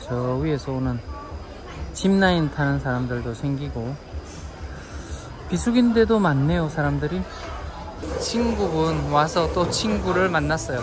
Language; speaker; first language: Korean; native; Korean